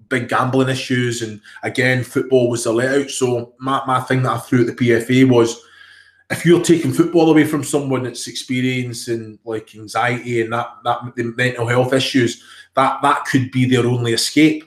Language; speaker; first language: English; native; English